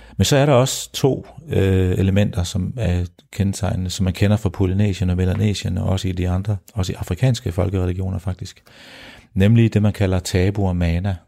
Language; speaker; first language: Danish; early bilingual, heritage; Danish